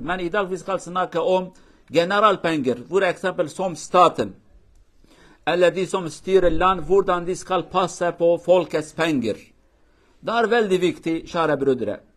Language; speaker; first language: Norwegian; non-native, learner; Kurdish